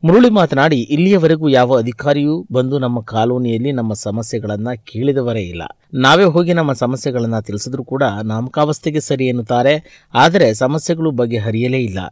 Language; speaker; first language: Kannada; native; Kannada